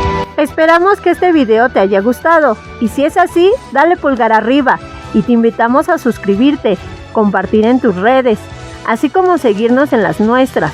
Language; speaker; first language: Spanish; native; Spanish